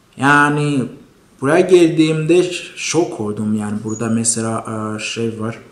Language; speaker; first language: Turkish; non-native, fluent; Arabic